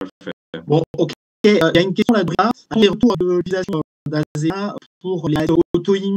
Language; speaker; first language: French; native; French